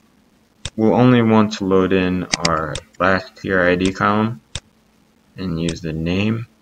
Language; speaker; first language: English; native; English